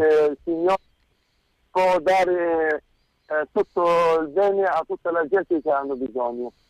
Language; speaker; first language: Italian; non-native, fluent; Arabic